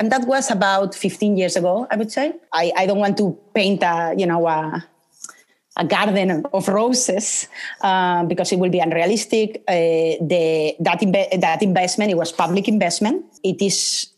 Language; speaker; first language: English; non-native, fluent; Spanish